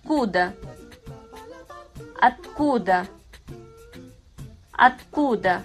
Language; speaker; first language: Russian; non-native, fluent; Kazakh